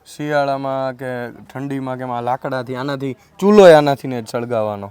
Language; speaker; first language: Gujarati; native; Gujarati